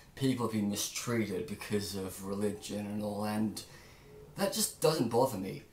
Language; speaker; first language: English; native; English